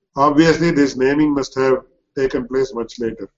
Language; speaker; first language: English; non-native, local second language; Tamil